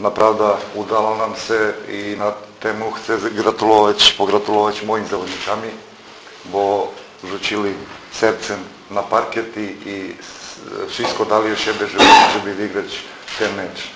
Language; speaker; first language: Polish; non-native, fluent; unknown